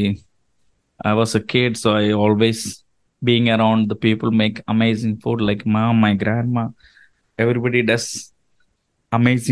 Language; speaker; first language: English; non-native, local second language; Malayalam